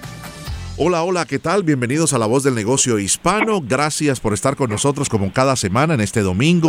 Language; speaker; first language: Spanish; native; Spanish